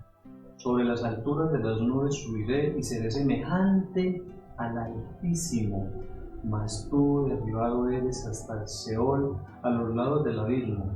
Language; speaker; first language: Spanish; native; Spanish